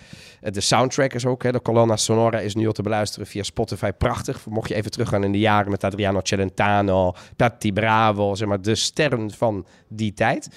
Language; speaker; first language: Dutch; native; Dutch